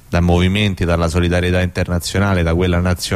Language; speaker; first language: Italian; native; Italian